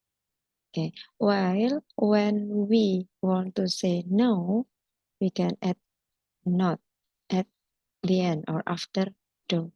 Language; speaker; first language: English; non-native, fluent; Indonesian